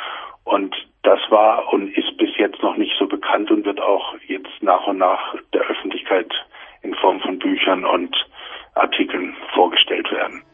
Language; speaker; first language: German; native; German